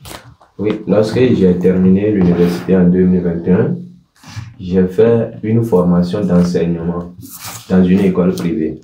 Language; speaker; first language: French; non-native, local second language; Ewe